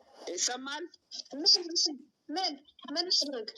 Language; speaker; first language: Amharic; non-native, local second language; Oromo